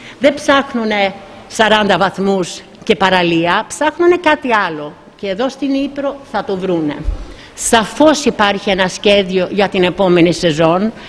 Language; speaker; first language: Greek; native; Greek